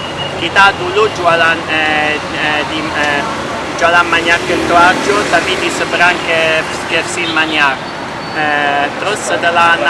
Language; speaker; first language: Indonesian; non-native, learner; Italian